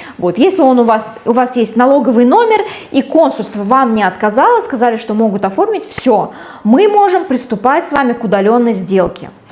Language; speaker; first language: Russian; native; Russian